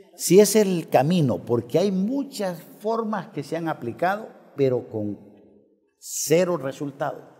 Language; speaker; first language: Spanish; native; Spanish